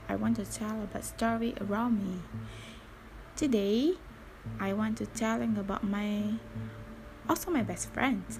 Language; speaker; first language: English; non-native, learner; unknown